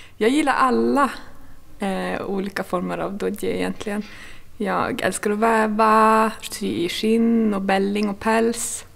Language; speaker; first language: Swedish; native; Swedish